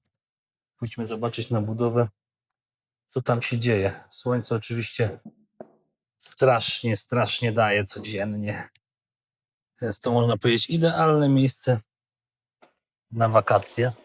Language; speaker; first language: Polish; native; Polish